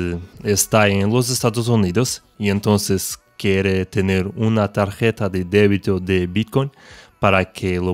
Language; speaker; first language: Spanish; non-native, fluent; Portuguese